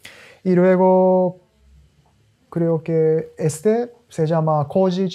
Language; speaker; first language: Spanish; non-native, learner; Japanese